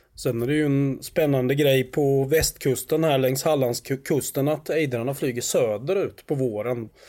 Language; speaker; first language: Swedish; native; Swedish